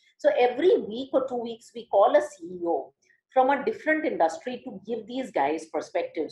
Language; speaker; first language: English; early bilingual, other home language; Hindi